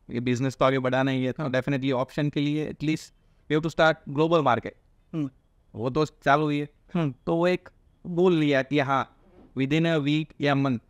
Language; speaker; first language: Hindi; non-native, local second language; Gujarati